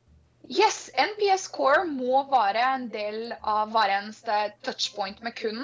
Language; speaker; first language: Norwegian; non-native, fluent; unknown